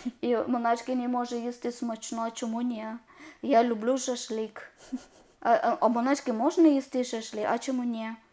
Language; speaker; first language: Ukrainian; non-native, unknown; Malayalam